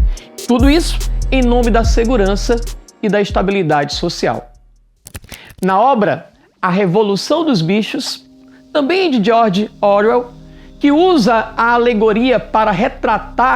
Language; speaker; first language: Portuguese; native; Portuguese